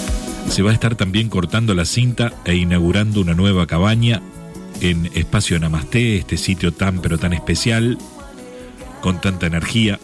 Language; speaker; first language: Spanish; native; Spanish